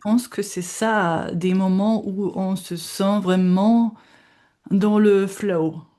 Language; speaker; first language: French; non-native, fluent; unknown